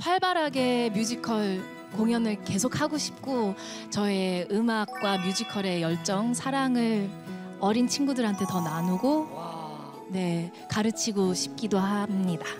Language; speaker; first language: Korean; early bilingual, heritage; Korean